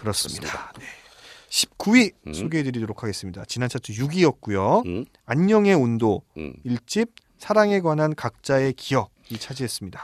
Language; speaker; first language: Korean; native; Korean